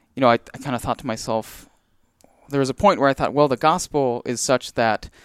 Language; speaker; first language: English; native; English